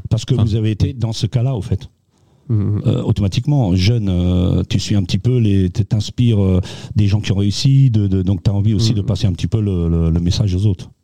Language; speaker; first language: French; non-native, local second language; Swiss German